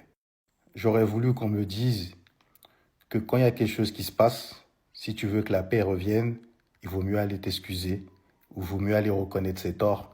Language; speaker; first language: French; native; French